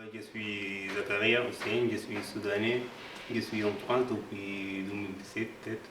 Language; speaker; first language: French; non-native, learner; Arabic